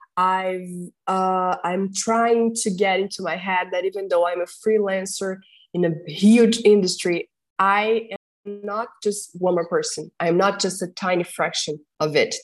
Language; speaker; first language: English; non-native, fluent; Portuguese